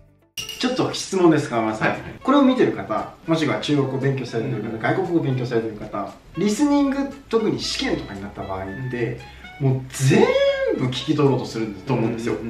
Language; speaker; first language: Japanese; native; Japanese